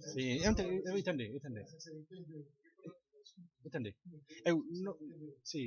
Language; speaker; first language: Portuguese; non-native, learner; Czech